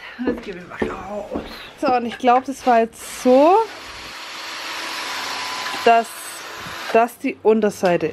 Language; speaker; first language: German; native; German